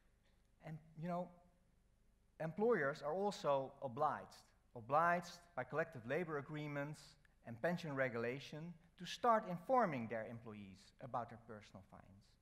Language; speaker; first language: English; non-native, fluent; Dutch